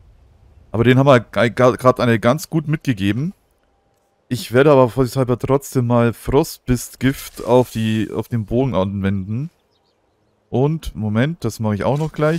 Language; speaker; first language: German; native; German